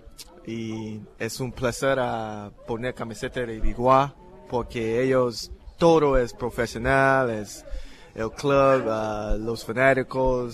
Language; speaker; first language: Spanish; non-native, learner; English